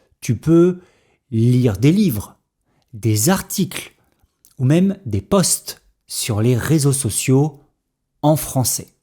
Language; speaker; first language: French; native; French